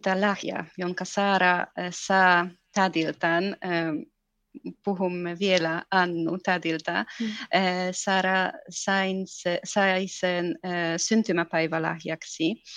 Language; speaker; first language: Finnish; non-native, fluent; Polish